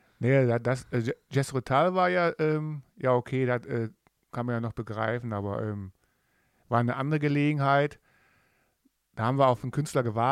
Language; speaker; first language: German; native; German